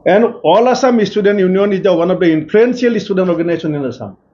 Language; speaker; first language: English; non-native, local second language; Assamese